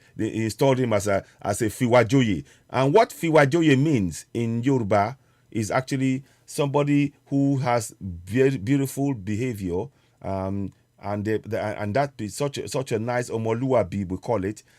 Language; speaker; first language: English; non-native, local second language; Yoruba